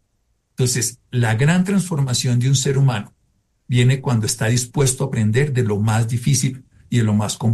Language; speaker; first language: Spanish; native; Spanish